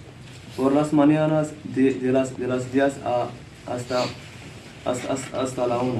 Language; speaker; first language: Spanish; non-native, learner; Central Atlas Tamazight